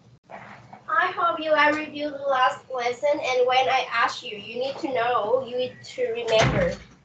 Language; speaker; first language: English; non-native, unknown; Vietnamese